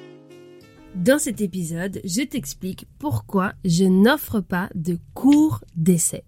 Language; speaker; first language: French; native; French